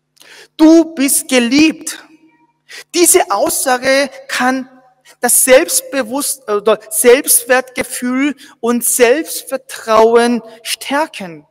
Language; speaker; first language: German; non-native, fluent; Korean